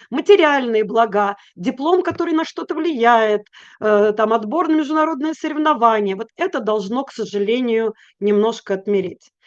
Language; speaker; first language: Russian; native; Russian